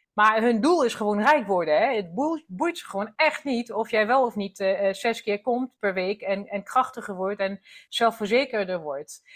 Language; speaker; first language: Dutch; non-native, fluent; French